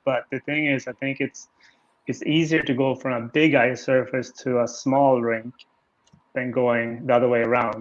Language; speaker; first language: English; non-native, fluent; Swedish